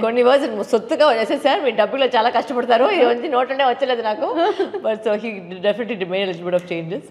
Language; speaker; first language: Telugu; non-native, local second language; Tamil